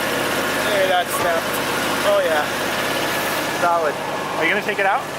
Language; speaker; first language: English; native; English